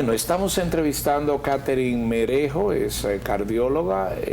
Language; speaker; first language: Spanish; native; Spanish